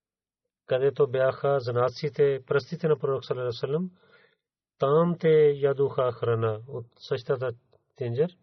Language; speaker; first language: Bulgarian; non-native, learner; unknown